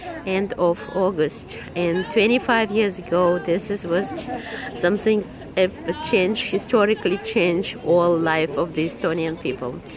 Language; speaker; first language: English; non-native, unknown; Russian